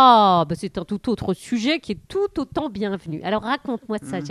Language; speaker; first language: French; native; French